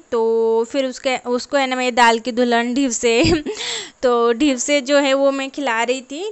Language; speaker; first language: Hindi; non-native, local second language; Marathi